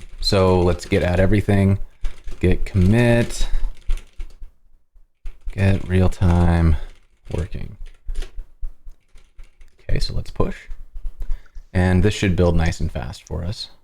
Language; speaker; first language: English; native; English